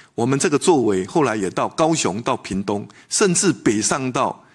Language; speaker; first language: Chinese; native; Chinese